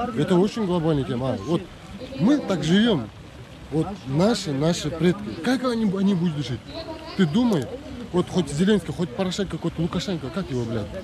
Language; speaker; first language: Russian; non-native, local second language; Kazakh